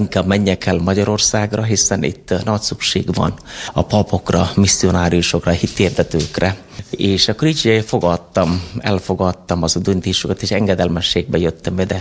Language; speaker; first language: Hungarian; non-native, fluent; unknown